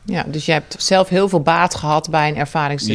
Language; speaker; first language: Dutch; native; Dutch